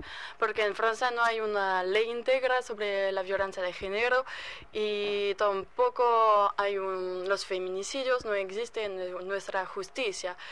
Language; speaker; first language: Spanish; non-native, fluent; French